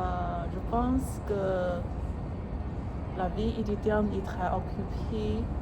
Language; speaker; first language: French; non-native, learner; English